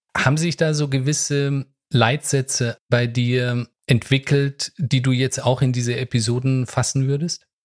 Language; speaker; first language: German; native; German